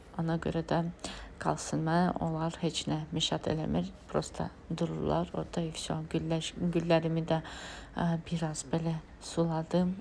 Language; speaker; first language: Azerbaijani; non-native, fluent; Lezghian